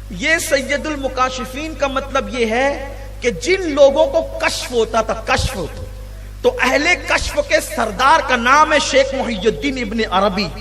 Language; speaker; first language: Urdu; native; Urdu